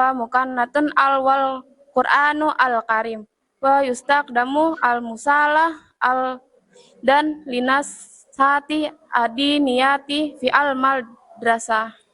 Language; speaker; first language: Arabic; non-native, learner; Indonesian